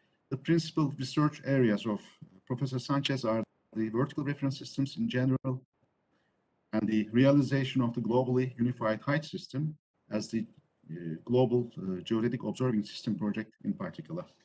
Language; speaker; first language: English; non-native, fluent; Turkish